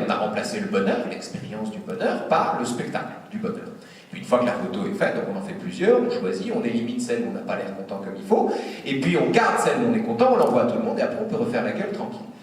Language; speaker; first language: French; native; French